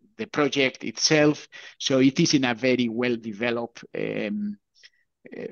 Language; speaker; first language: English; non-native, fluent; Spanish